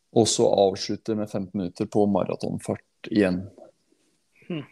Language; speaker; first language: Norwegian; native; Norwegian